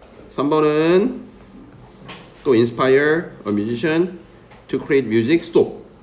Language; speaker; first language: English; non-native, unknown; Korean